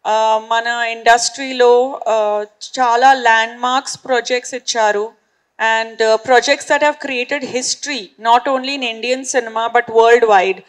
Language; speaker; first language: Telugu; non-native, fluent; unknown